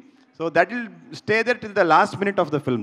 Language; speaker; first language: Telugu; non-native, local second language; Kannada